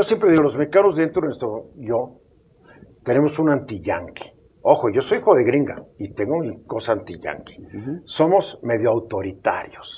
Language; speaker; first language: Spanish; native; Spanish